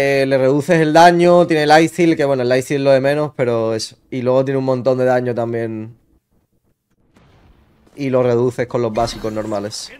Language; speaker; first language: Spanish; native; Spanish